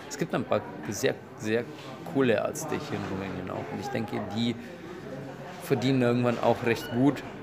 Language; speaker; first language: German; non-native, fluent; Romanian